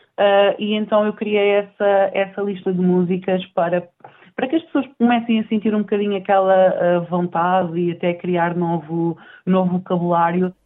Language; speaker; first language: Portuguese; native; Portuguese